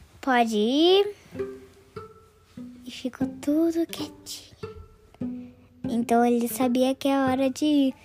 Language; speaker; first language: Portuguese; early bilingual, heritage; Portuguese